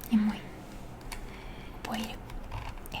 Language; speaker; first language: Japanese; non-native, learner; English